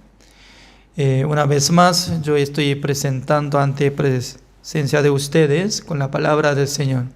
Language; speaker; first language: Spanish; non-native, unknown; Korean